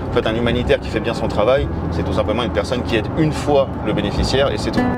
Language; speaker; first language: French; native; French